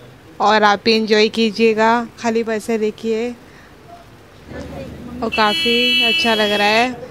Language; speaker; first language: Hindi; native; Hindi